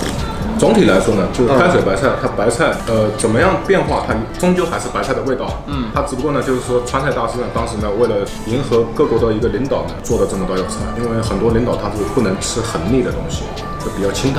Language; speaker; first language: Chinese; native; Chinese